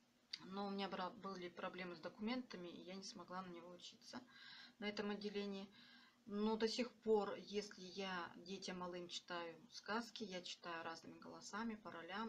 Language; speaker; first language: Russian; native; Russian